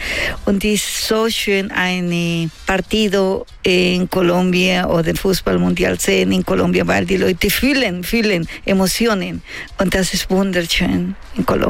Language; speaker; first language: German; non-native, learner; Spanish